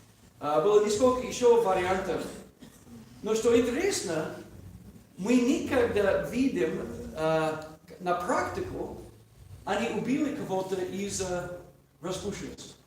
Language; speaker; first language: Russian; non-native, learner; English